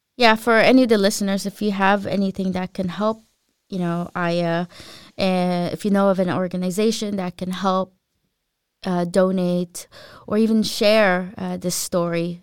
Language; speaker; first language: English; early bilingual, other home language; Filipino